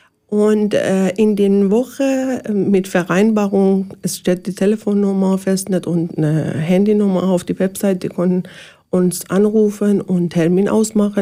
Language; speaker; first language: German; non-native, learner; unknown